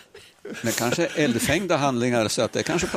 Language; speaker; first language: Swedish; native; Swedish